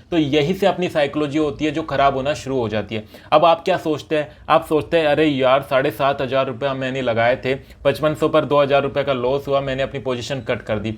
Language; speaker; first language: Hindi; native; Hindi